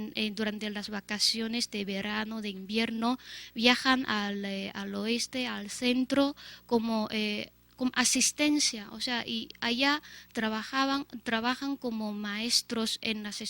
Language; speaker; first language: Spanish; non-native, fluent; Chinese